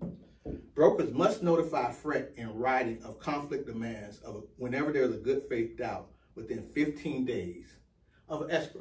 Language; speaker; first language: English; native; English